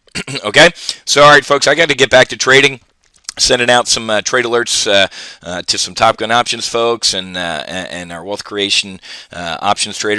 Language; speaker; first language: English; native; English